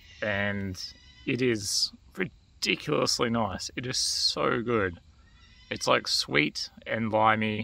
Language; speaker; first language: English; native; English